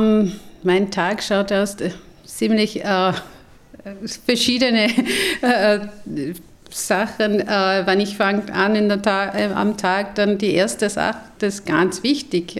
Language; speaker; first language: German; non-native, fluent; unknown